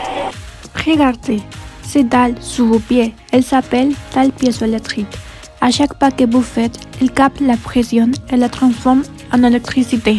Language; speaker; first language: French; non-native, learner; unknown